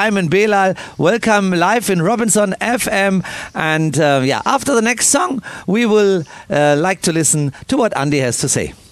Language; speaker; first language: English; non-native, fluent; German